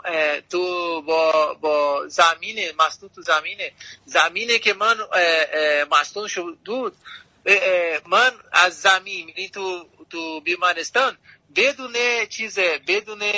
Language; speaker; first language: Persian; non-native, learner; Portuguese